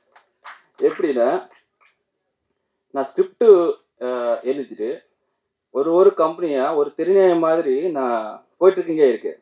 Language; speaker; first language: Tamil; non-native, learner; Telugu